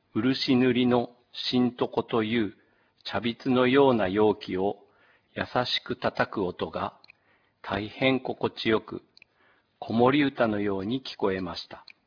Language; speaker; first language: Japanese; native; Japanese